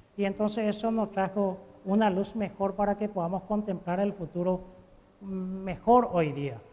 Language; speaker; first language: Spanish; non-native, local second language; Guarani